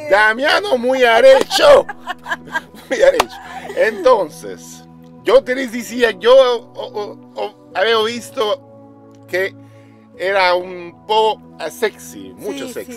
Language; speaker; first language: Spanish; non-native, learner; Italian